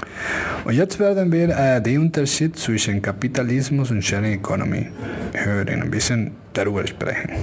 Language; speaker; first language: German; non-native, fluent; Spanish